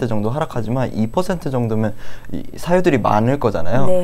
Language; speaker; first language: Korean; native; Korean